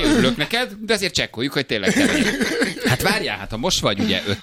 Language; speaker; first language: Hungarian; native; Hungarian